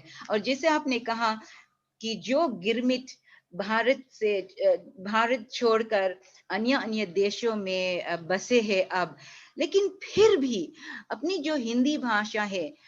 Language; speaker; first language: Hindi; non-native, fluent; English